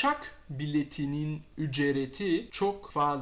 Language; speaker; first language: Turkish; non-native, fluent; Portuguese